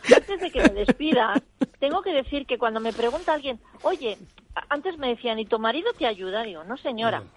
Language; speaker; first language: Spanish; native; Spanish